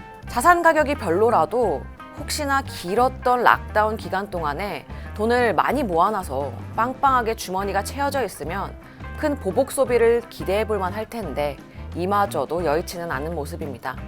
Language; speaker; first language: Korean; native; Korean